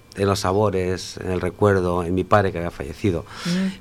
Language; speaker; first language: Spanish; native; Spanish